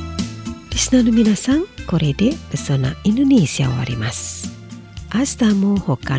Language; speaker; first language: Japanese; non-native, fluent; Indonesian